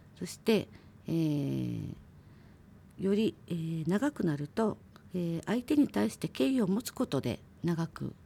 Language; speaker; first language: Japanese; native; Japanese